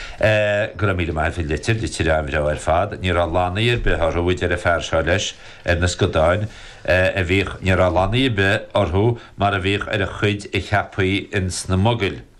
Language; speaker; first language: Irish; native; Irish